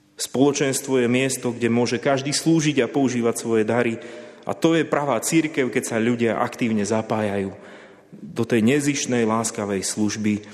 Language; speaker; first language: Slovak; native; Slovak